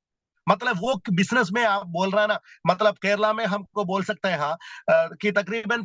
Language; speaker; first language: Hindi; non-native, local second language; Malayalam